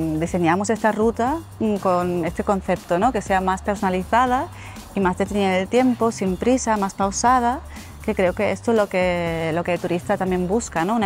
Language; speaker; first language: Spanish; native; Spanish